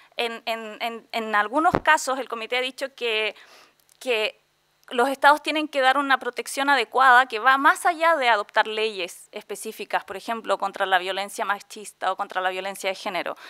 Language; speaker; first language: Spanish; native; Spanish